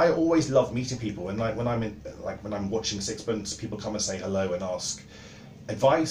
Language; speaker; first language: English; native; English